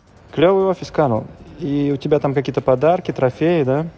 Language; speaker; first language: Russian; native; Russian